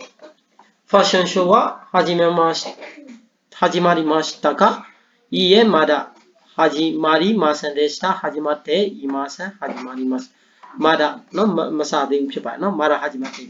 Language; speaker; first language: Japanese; non-native, fluent; Burmese